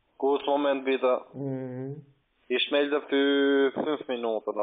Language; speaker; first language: German; non-native, learner; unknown